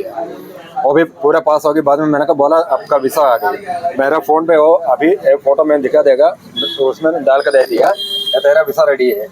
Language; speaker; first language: Hindi; non-native, local second language; Malayalam